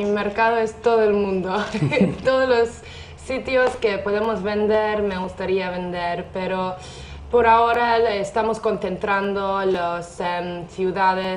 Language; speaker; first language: Spanish; non-native, fluent; English